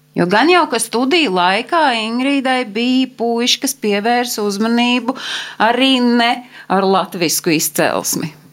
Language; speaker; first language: Latvian; native; Latvian